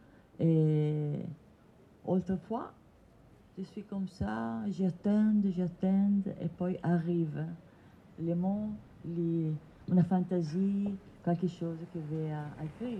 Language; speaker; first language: French; non-native, learner; Italian